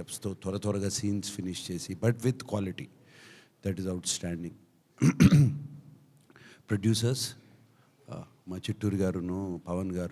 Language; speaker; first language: Telugu; native; Telugu